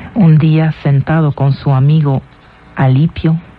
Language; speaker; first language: Spanish; non-native, fluent; Arabic